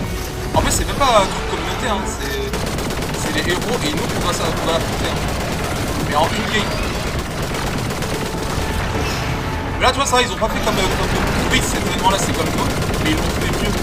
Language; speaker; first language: French; native; French